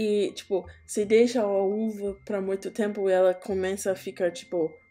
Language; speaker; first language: Portuguese; non-native, learner; English